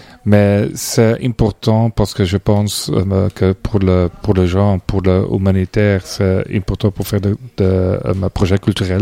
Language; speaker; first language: French; non-native, learner; Dutch